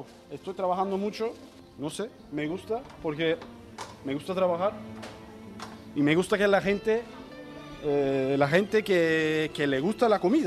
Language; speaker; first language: Spanish; non-native, learner; Turkish